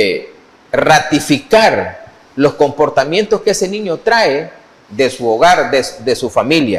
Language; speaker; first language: Spanish; native; Spanish